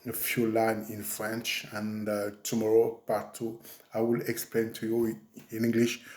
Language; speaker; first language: English; non-native, fluent; French